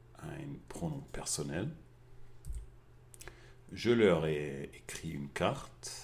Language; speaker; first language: French; non-native, fluent; German